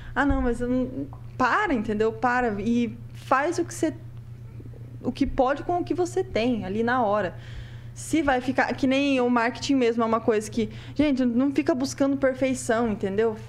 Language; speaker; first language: Portuguese; native; Portuguese